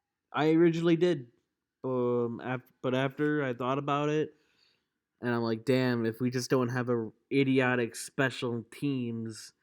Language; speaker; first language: English; native; English